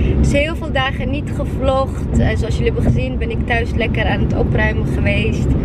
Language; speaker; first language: Dutch; non-native, fluent; Chechen